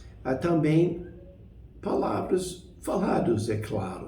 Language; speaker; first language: Portuguese; non-native, fluent; English